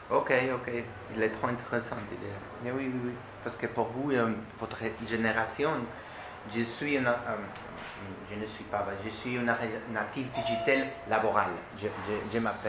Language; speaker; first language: French; non-native, learner; Spanish